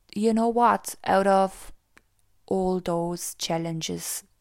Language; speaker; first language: English; non-native, fluent; German